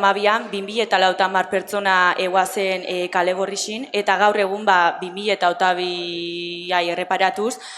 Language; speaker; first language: Basque; native; Basque